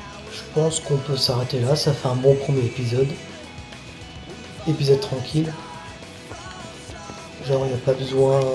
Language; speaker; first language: French; native; French